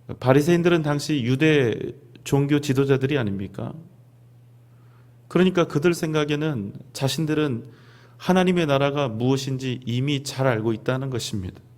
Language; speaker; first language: Korean; native; Korean